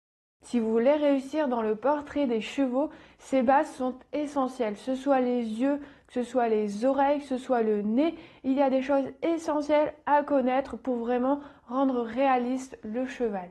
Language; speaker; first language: French; native; French